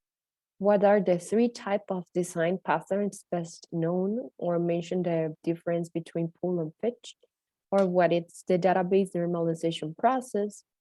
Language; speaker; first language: English; non-native, fluent; Spanish